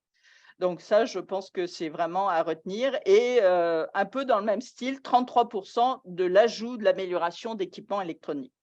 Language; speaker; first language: French; native; French